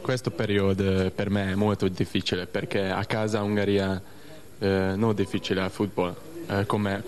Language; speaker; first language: Italian; non-native, learner; Hungarian